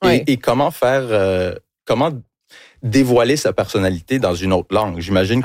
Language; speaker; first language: French; early bilingual, other home language; English